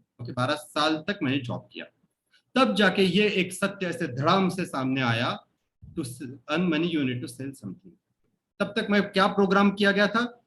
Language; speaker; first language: Hindi; non-native, local second language; Marathi